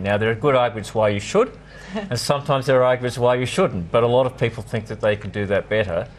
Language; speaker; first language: English; native; English